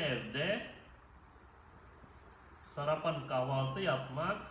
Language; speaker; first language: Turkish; non-native, fluent; Indonesian